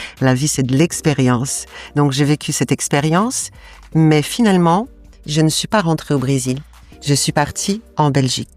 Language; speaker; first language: French; non-native, fluent; Portuguese